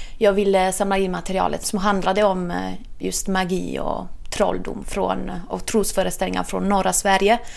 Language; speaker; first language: Swedish; non-native, fluent; Italian